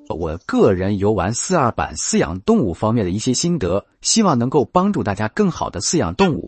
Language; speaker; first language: Chinese; native; Chinese